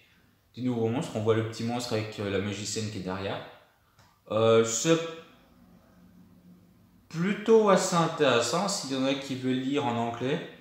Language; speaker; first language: French; native; French